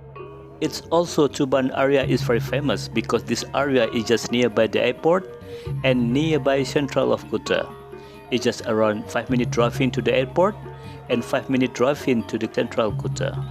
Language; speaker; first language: English; non-native, learner; Indonesian